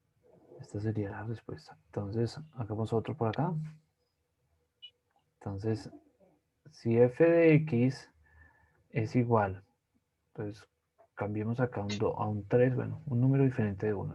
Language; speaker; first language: Spanish; native; Spanish